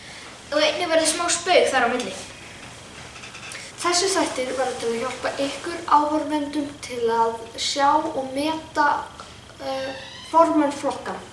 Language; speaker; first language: Icelandic; native; Icelandic